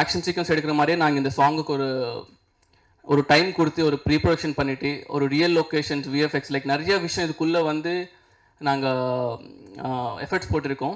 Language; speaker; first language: Tamil; non-native, local second language; Telugu